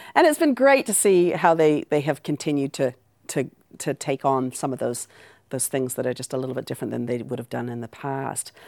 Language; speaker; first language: English; native; English